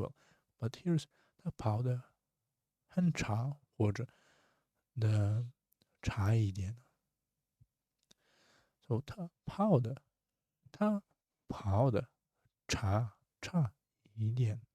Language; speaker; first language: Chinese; non-native, fluent; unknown